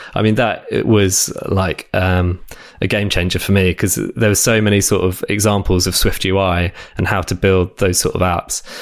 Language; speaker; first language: English; native; English